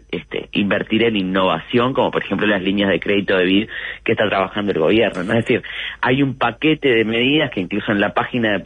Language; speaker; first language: Spanish; native; Spanish